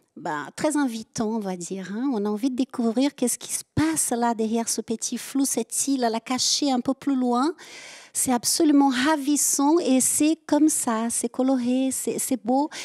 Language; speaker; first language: French; native; French